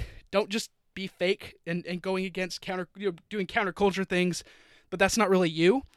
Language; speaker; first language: English; native; English